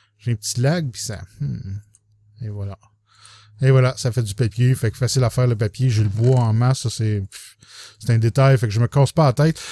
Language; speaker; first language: French; native; French